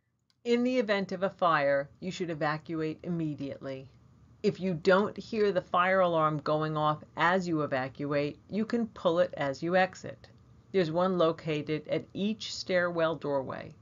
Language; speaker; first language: English; native; English